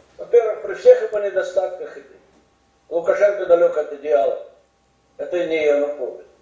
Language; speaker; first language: Russian; native; Russian